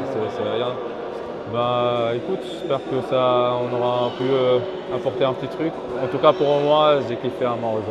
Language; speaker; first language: French; native; French